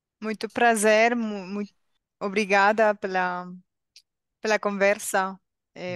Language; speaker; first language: Portuguese; non-native, learner; Spanish